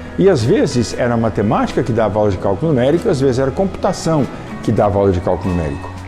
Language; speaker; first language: Portuguese; native; Portuguese